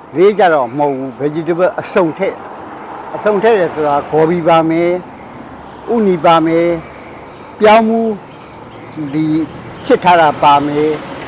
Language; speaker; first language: Burmese; native; Burmese